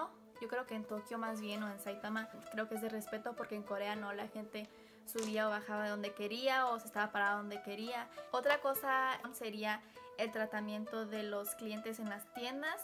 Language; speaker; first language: Spanish; early bilingual, heritage; Spanish